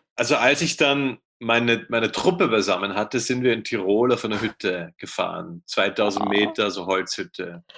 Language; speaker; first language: German; native; German